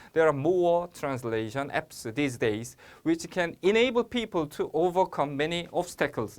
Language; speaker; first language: English; non-native, fluent; Korean